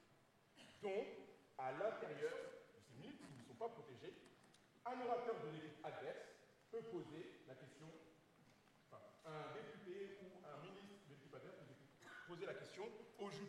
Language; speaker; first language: French; native; French